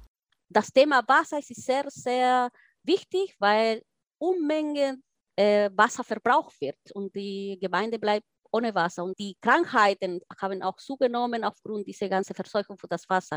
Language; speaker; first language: German; non-native, fluent; Spanish